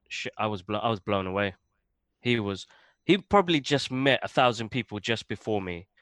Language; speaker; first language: English; native; English